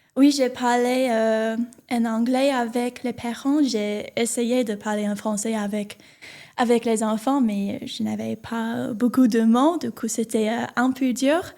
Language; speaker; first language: French; non-native, learner; English